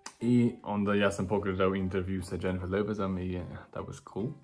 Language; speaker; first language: Serbian; non-native, learner; English